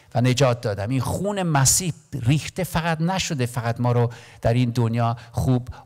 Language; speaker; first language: Persian; non-native, local second language; Armenian